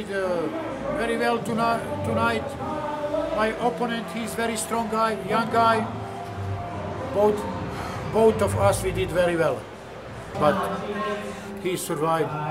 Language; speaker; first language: English; non-native, learner; Croatian